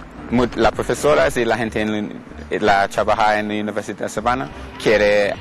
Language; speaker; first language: Spanish; non-native, learner; English